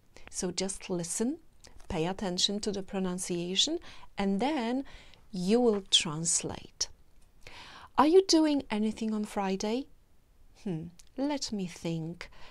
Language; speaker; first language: English; non-native, fluent; Polish